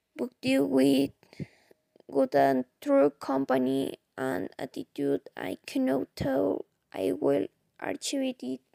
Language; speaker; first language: English; non-native, fluent; Spanish